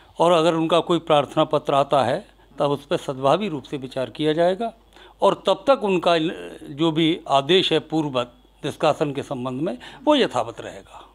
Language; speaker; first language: Hindi; native; Hindi